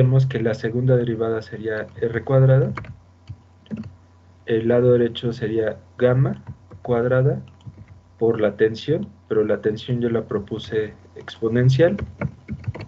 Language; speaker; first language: Spanish; native; Spanish